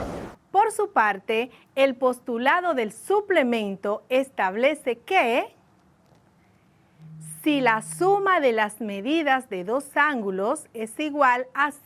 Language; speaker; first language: Spanish; native; Spanish